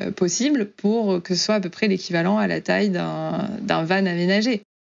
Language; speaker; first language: French; native; French